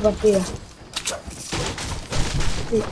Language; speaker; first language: Catalan; non-native, local second language; Spanish